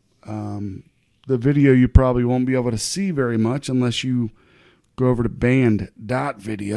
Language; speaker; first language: English; native; English